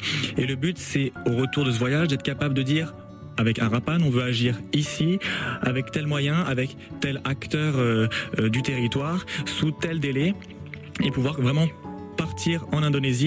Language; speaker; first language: French; native; French